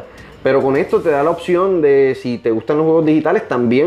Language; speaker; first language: Spanish; native; Spanish